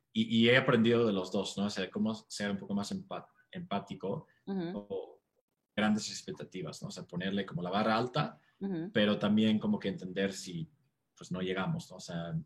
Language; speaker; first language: Spanish; non-native, fluent; English